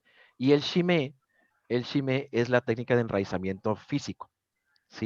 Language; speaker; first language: Spanish; native; Spanish